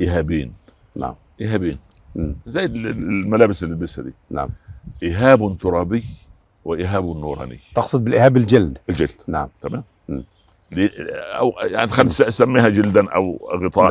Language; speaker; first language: Arabic; native; Arabic